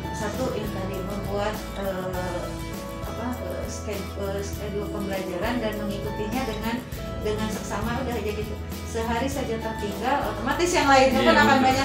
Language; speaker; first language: Indonesian; non-native, local second language; Sundanese